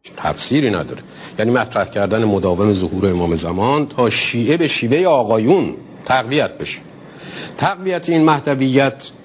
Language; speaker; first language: Persian; native; Persian